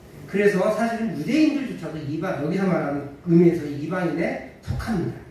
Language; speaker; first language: Korean; native; Korean